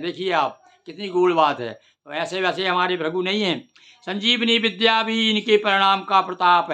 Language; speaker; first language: Hindi; native; Hindi